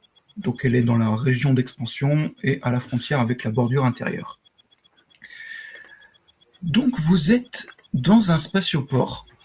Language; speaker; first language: French; native; French